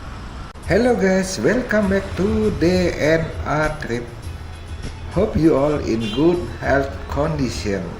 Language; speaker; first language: English; non-native, fluent; Indonesian